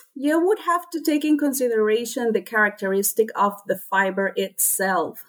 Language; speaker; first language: English; non-native, fluent; Spanish